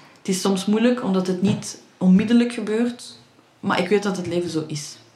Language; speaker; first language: Dutch; early bilingual, other home language; Persian